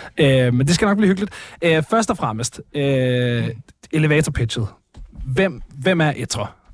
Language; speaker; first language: Danish; native; Danish